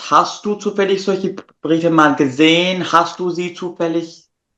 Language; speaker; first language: German; non-native, fluent; Italian